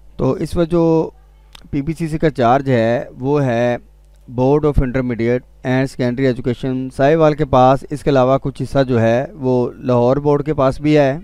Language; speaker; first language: Urdu; non-native, local second language; Punjabi